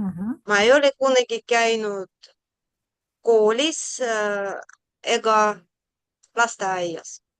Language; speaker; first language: Estonian; non-native, learner; Russian